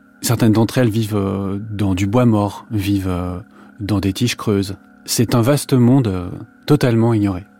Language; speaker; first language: French; native; French